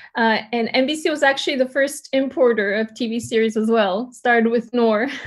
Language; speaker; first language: English; early bilingual, other home language; Turkish